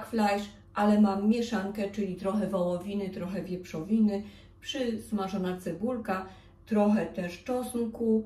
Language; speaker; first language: Polish; native; Polish